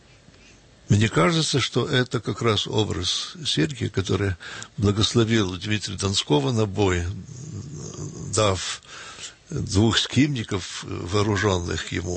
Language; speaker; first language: Russian; early bilingual, heritage; Russian